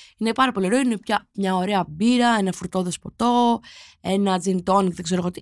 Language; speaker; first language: Greek; native; Greek